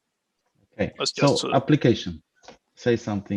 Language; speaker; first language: English; non-native, fluent; Polish